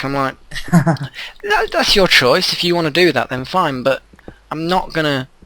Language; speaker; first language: English; native; English